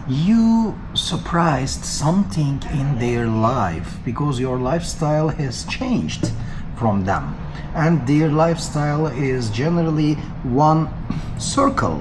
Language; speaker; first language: English; non-native, learner; Turkish